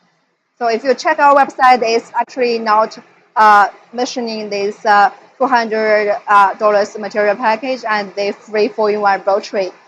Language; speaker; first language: English; non-native, fluent; Chinese